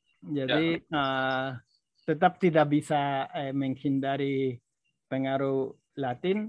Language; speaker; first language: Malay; non-native, fluent; Spanish